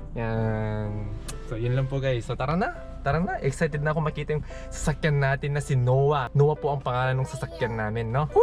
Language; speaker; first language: Filipino; native; Filipino